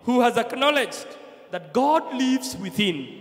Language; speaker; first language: English; non-native, local second language; Swahili